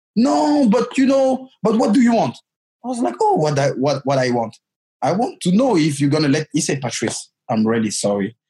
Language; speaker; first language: English; non-native, fluent; French